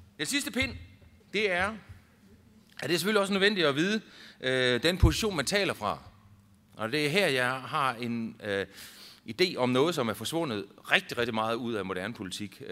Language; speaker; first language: Danish; native; Danish